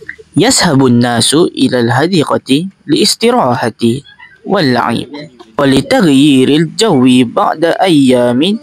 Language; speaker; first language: Arabic; non-native, learner; Malay